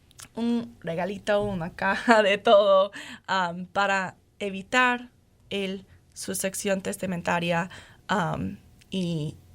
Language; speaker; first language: Spanish; non-native, fluent; English